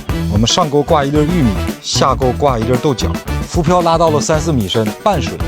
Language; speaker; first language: Chinese; native; Chinese